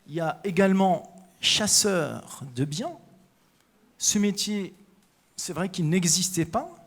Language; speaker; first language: French; non-native, local second language; Arabic